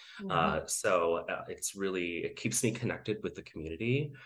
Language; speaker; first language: English; native; English